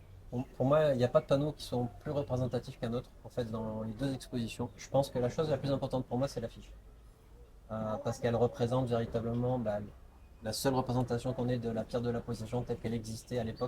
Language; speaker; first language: French; native; French